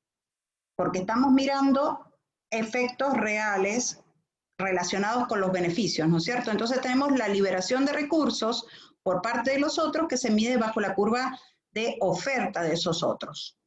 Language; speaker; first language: Spanish; native; Spanish